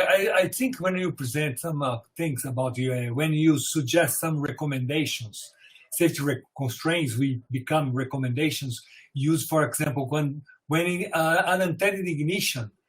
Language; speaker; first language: English; non-native, fluent; Portuguese